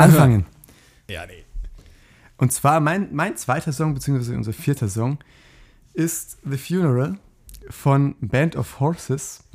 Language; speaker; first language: German; native; German